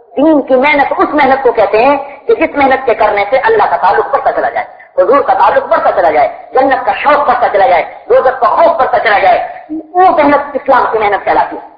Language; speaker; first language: Urdu; non-native, local second language; Punjabi